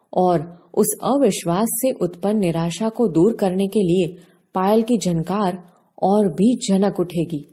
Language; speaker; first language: Hindi; non-native, local second language; Gujarati